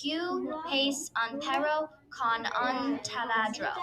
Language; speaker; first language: Spanish; non-native, learner; English